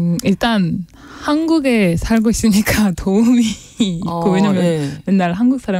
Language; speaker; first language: Korean; non-native, learner; French